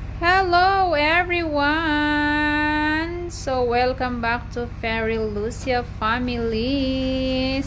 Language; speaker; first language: English; non-native, learner; Filipino